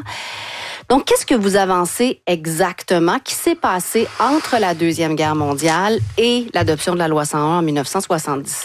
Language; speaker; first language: French; native; French